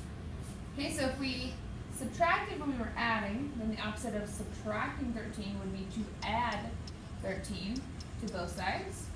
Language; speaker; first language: English; native; English